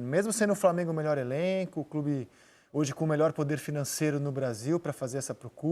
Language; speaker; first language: Portuguese; native; Portuguese